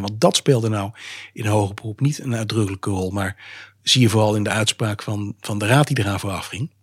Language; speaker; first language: Dutch; native; Dutch